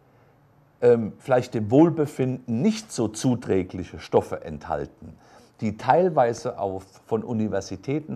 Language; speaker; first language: German; native; German